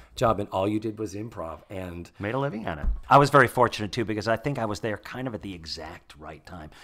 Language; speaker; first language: English; native; English